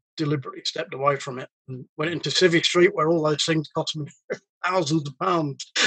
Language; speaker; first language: English; native; English